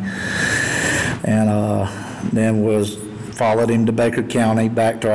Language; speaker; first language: English; native; English